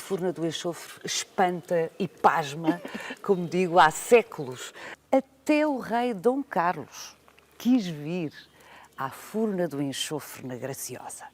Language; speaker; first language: Portuguese; native; Portuguese